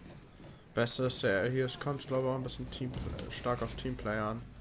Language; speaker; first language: German; native; German